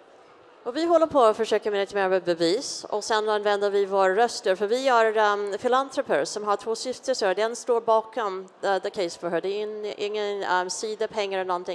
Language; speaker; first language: Swedish; non-native, fluent; English